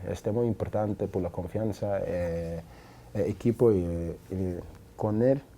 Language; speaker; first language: Spanish; non-native, learner; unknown